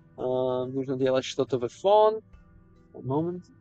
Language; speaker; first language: Russian; non-native, learner; English